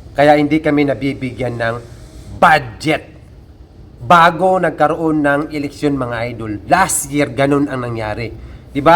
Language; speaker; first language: Filipino; native; Filipino